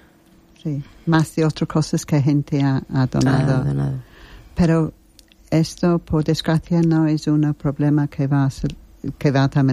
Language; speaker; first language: Spanish; non-native, fluent; English